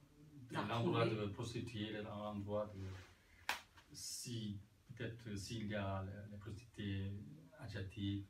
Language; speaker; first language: French; non-native, learner; Korean